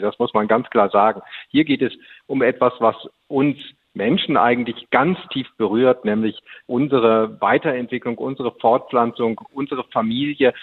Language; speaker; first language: German; native; German